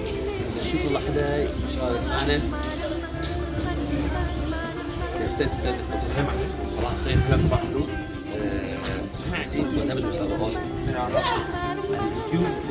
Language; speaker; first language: Arabic; native; Arabic